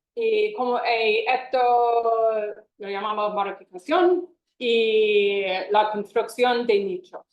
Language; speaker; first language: Spanish; non-native, fluent; English